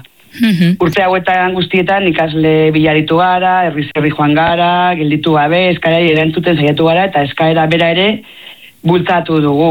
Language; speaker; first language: Basque; non-native, local second language; Spanish